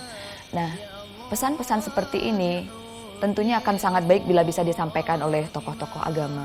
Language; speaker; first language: Indonesian; native; Indonesian